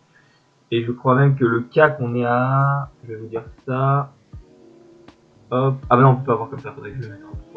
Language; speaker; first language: French; native; French